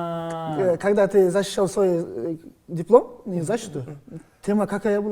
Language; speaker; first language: Russian; non-native, local second language; Kyrgyz